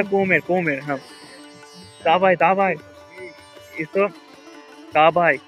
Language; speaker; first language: Portuguese; non-native, learner; Bangla